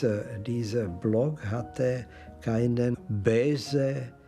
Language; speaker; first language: German; non-native, fluent; Czech